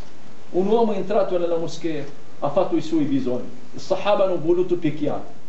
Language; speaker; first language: Italian; non-native, fluent; Arabic